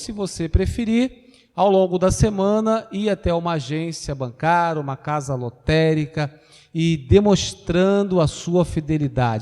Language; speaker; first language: Portuguese; native; Portuguese